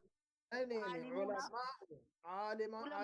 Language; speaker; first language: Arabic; non-native, fluent; Urdu